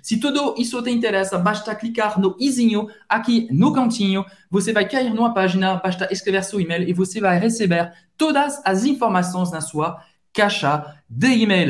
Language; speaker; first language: Portuguese; non-native, fluent; French